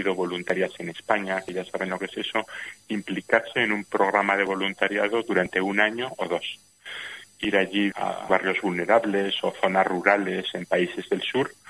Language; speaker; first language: Spanish; native; Spanish